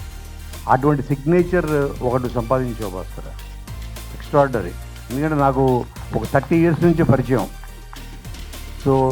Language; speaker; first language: Telugu; native; Telugu